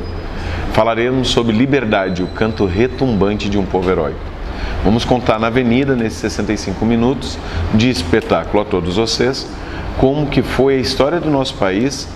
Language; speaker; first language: Portuguese; native; Portuguese